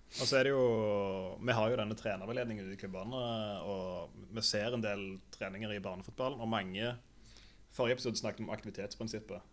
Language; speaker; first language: Norwegian; native; Norwegian